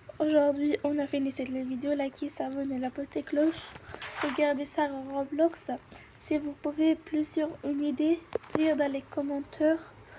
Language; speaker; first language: French; non-native, learner; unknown